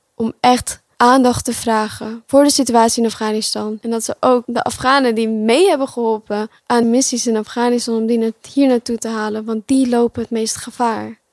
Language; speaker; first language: Dutch; early bilingual, other home language; Pashto